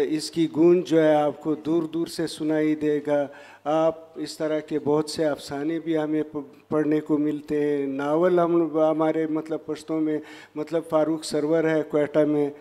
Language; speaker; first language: Urdu; non-native, local second language; Pashto